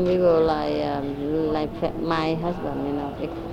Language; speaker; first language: English; non-native, learner; Vietnamese